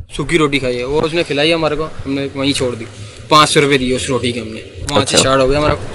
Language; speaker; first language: Urdu; non-native, local second language; Punjabi